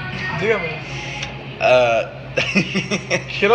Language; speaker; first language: Spanish; early bilingual, heritage; Spanish